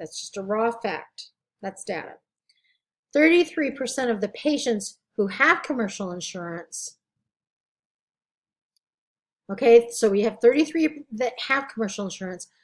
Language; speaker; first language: English; native; English